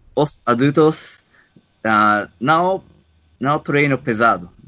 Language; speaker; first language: Portuguese; non-native, learner; Japanese